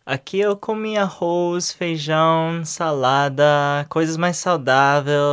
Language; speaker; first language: Portuguese; non-native, learner; English